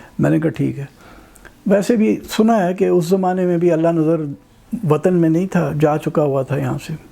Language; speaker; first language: Urdu; non-native, local second language; Punjabi